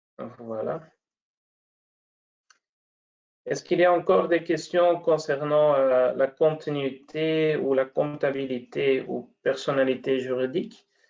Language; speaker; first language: French; non-native, local second language; Dutch